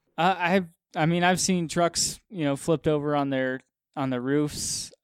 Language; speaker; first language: English; native; English